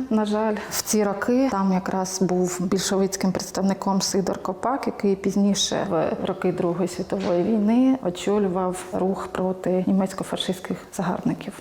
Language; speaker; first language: Ukrainian; native; Ukrainian